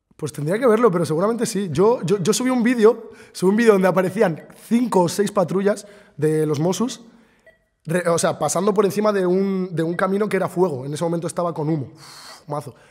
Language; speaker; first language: Spanish; early bilingual, other home language; Arabic